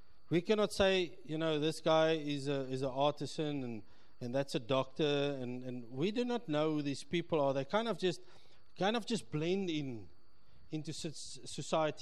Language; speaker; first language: English; early bilingual, other home language; Afrikaans